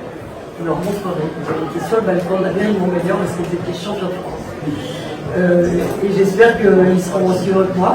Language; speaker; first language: French; native; French